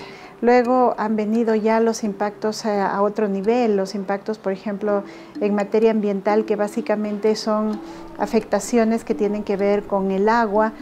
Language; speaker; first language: Spanish; native; Spanish